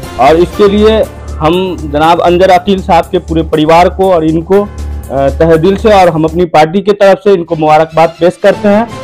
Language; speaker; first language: Hindi; native; Hindi